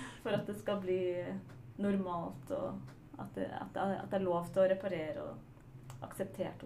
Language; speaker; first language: Norwegian; native; Norwegian